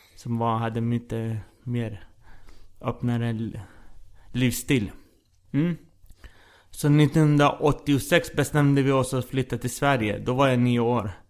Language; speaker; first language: Swedish; early bilingual, other home language; Persian